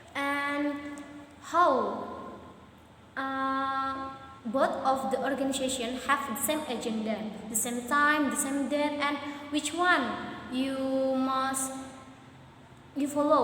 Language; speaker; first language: English; non-native, learner; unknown